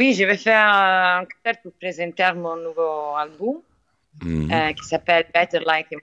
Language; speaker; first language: French; non-native, learner; Italian